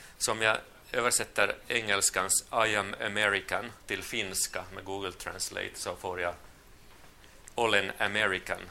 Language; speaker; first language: Swedish; non-native, local second language; Finnish